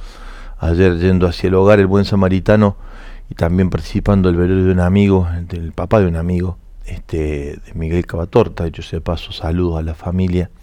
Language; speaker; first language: Spanish; native; Spanish